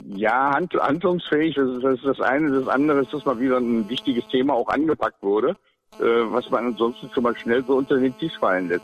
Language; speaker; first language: German; native; German